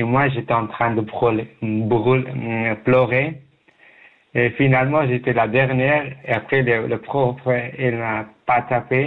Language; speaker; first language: French; non-native, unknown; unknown